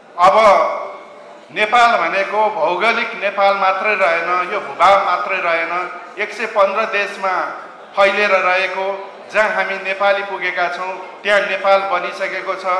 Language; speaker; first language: Nepali; native; Nepali